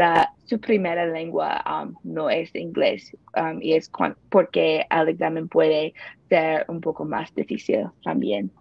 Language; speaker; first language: Spanish; non-native, learner; English